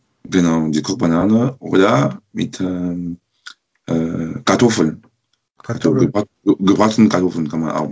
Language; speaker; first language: German; non-native, learner; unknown